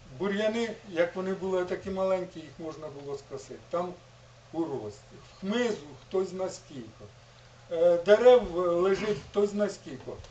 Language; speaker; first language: Ukrainian; native; Ukrainian